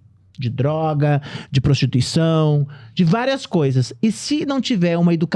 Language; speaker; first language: Portuguese; native; Portuguese